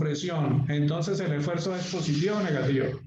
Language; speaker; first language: Spanish; native; Spanish